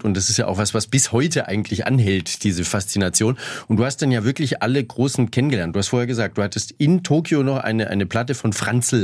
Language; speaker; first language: German; native; German